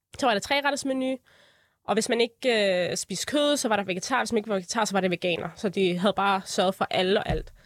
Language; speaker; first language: Danish; early bilingual, other home language; Arabic